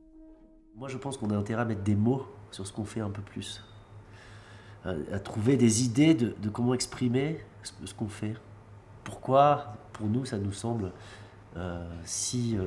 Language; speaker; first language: French; native; French